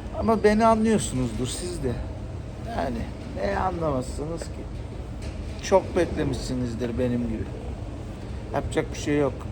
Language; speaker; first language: Turkish; early bilingual, heritage; Turkish